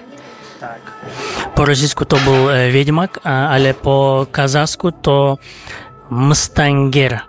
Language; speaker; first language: Polish; non-native, fluent; Kazakh